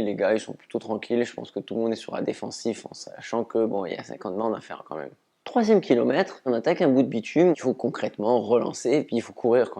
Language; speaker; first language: French; native; French